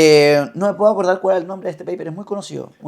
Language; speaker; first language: Spanish; native; Spanish